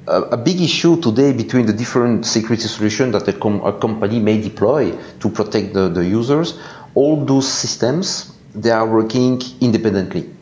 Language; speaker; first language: English; non-native, fluent; French